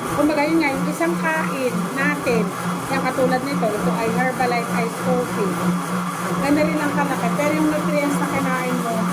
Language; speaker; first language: Filipino; native; Filipino